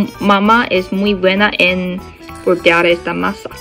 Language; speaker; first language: Spanish; non-native, learner; Korean